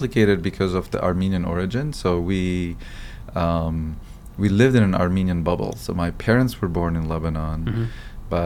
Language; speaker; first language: English; non-native, fluent; Arabic